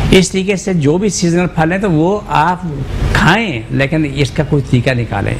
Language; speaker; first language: Urdu; non-native, local second language; Pashto